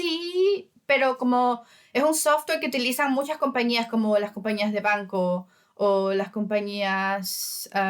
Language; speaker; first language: Spanish; early bilingual, heritage; Spanish